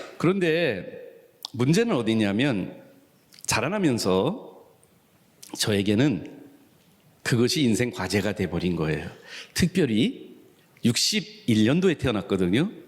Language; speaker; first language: Korean; native; Korean